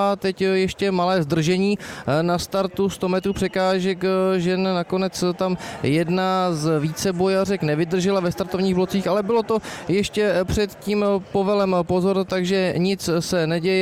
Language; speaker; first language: Czech; native; Czech